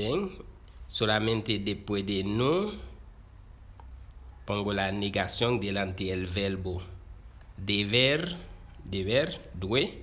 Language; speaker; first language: Spanish; non-native, fluent; Haitian Creole